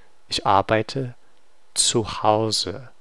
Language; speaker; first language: German; non-native, learner; English